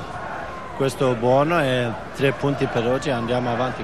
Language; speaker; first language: Italian; non-native, learner; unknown